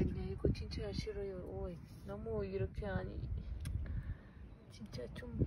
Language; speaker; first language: Korean; non-native, learner; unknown